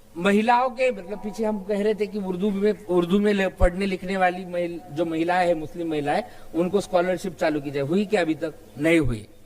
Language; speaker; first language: Hindi; non-native, local second language; Marathi